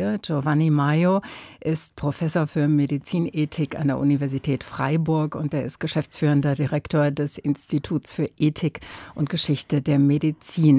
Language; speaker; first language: German; native; German